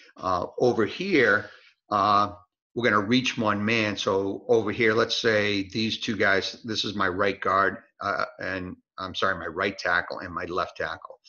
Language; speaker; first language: English; native; English